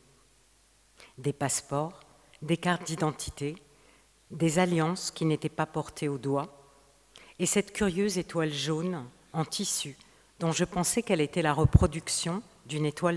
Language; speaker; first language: French; native; French